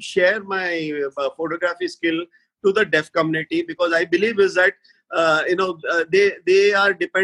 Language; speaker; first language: English; non-native, local second language; Marathi